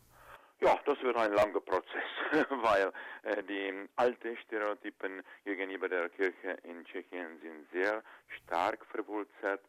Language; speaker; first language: German; non-native, fluent; Czech